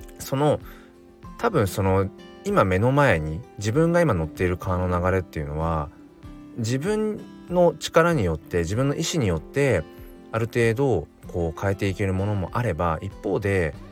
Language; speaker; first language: Japanese; native; Japanese